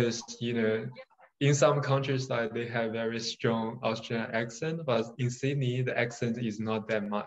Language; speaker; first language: English; non-native, fluent; Chinese